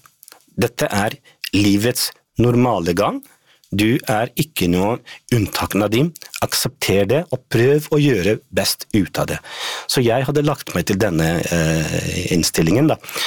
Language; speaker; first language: Norwegian; non-native, fluent; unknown